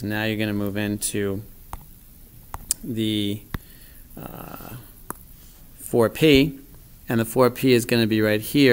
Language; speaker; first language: English; native; English